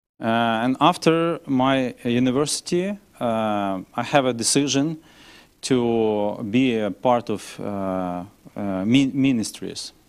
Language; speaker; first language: English; non-native, learner; Ukrainian